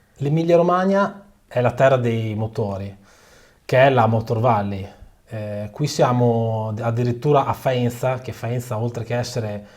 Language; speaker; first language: Italian; native; Italian